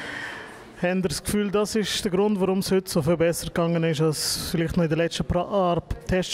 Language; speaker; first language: German; native; German